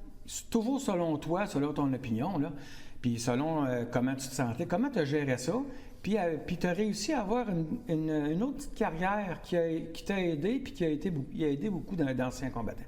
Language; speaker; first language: French; native; French